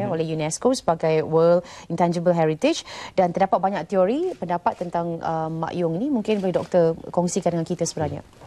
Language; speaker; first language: Malay; native; Malay